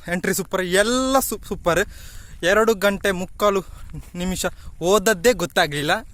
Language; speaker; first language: Kannada; non-native, local second language; Tulu